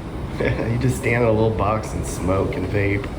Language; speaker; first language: English; native; English